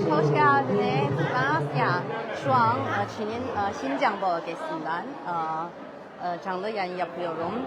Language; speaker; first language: Turkish; non-native, learner; Chinese